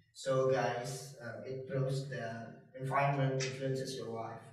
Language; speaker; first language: English; non-native, fluent; Indonesian